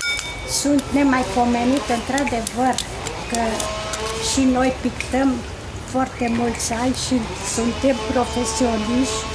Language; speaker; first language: Romanian; non-native, local second language; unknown